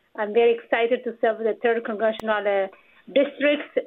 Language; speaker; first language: English; non-native, fluent; Amharic